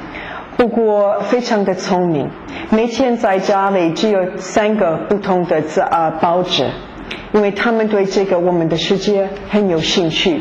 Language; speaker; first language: Chinese; non-native, fluent; English